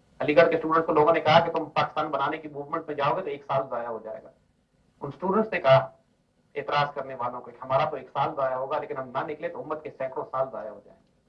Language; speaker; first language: Urdu; native; Urdu